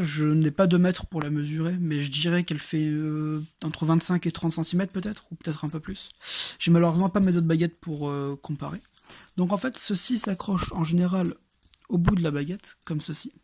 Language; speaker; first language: French; native; French